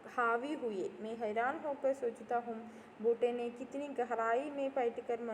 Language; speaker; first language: Hindi; non-native, local second language; Malayalam